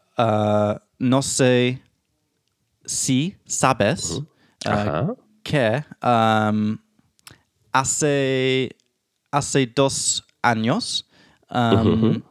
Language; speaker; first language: Spanish; non-native, learner; English